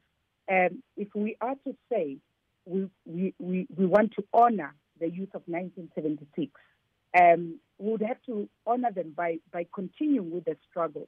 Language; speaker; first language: English; non-native, local second language; Tsonga